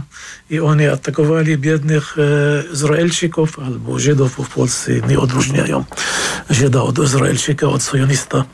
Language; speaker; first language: Polish; non-native, fluent; Arabic